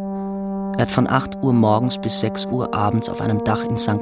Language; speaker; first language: German; native; German